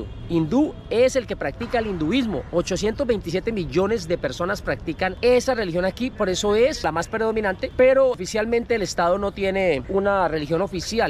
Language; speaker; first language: Spanish; native; Spanish